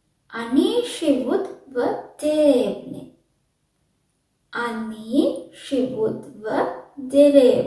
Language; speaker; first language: Russian; non-native, learner; Sinhala